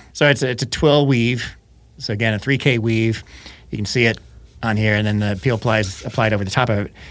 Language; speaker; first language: English; native; English